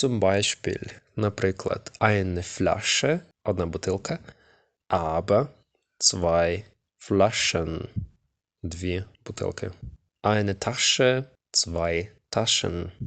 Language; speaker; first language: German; non-native, fluent; Ukrainian